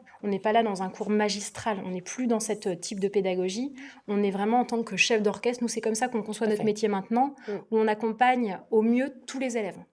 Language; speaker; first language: French; native; French